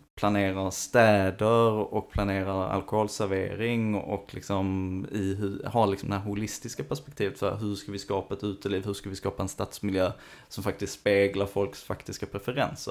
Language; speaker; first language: Swedish; native; Swedish